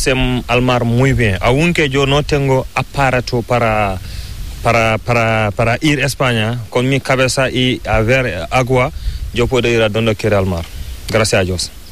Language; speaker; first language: Spanish; non-native, learner; Fula